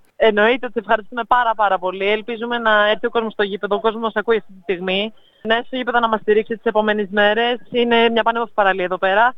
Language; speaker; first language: Greek; native; Greek